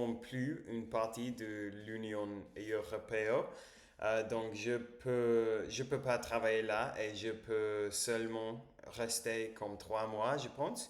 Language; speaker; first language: French; non-native, learner; English